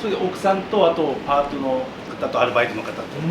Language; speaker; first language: Japanese; native; Japanese